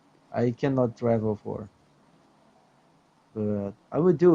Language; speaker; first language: English; non-native, fluent; Portuguese